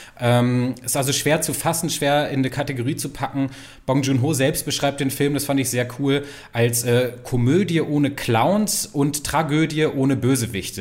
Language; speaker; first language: German; native; German